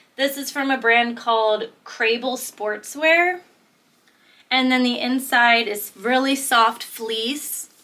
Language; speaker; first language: English; native; English